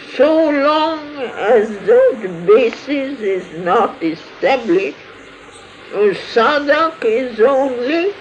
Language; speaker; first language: English; non-native, fluent; French